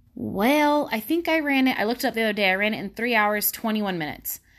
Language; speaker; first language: English; native; English